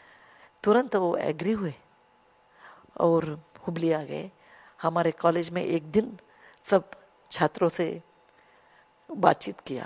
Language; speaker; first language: Hindi; non-native, local second language; Kannada